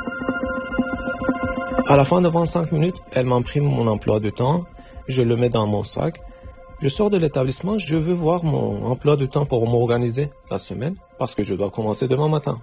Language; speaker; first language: French; non-native, fluent; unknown